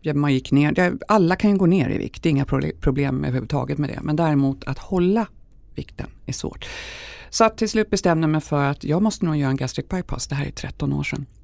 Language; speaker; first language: Swedish; native; Swedish